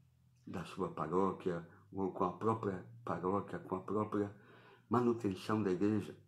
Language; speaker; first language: Portuguese; native; Portuguese